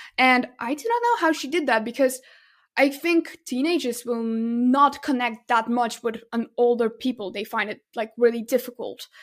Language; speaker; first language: English; non-native, fluent; Russian